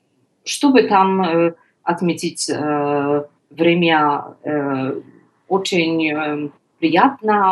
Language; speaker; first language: Russian; non-native, learner; Polish